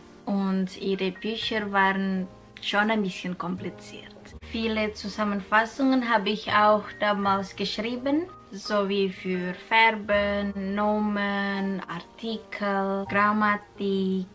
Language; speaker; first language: German; non-native, fluent; Indonesian